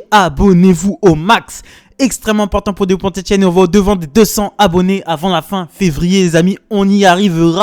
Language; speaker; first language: French; native; French